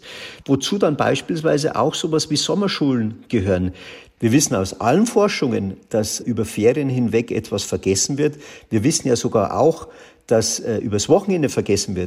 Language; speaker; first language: German; native; German